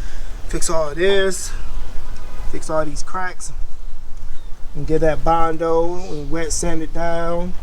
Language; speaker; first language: English; native; English